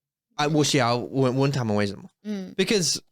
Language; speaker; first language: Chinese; non-native, learner; English